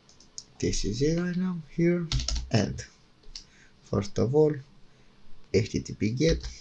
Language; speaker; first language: English; non-native, fluent; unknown